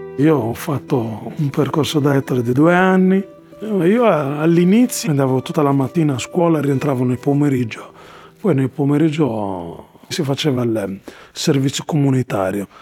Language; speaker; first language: Italian; non-native, fluent; Arabic